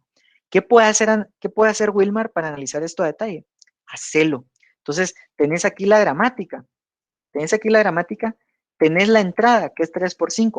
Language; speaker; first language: Spanish; native; Spanish